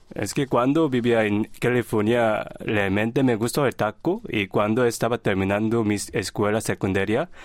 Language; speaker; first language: Spanish; non-native, fluent; Korean